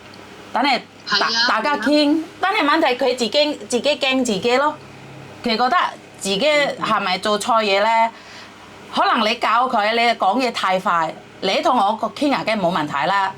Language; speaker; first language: Cantonese; non-native, fluent; Indonesian